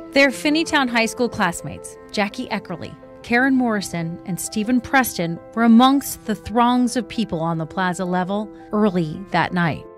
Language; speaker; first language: English; native; English